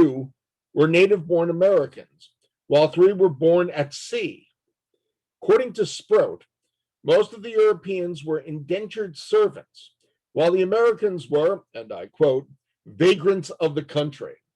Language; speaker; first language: English; native; English